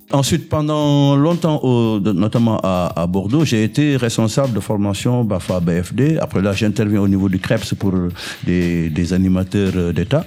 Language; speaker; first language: French; non-native, local second language; Wolof